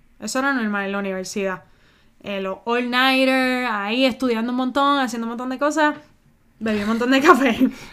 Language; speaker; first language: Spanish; early bilingual, heritage; Spanish